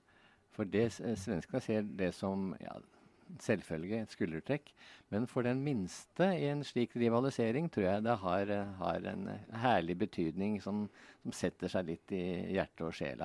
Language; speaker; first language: Norwegian; native; Norwegian